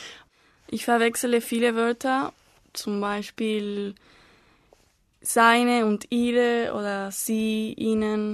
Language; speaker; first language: German; non-native, learner; Spanish